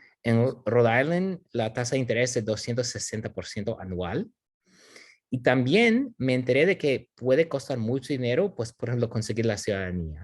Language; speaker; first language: Spanish; non-native, fluent; English